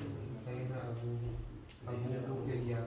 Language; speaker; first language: Arabic; non-native, learner; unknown